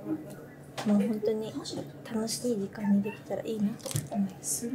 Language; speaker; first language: Japanese; native; Japanese